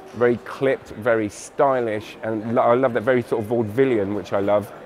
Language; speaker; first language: English; native; English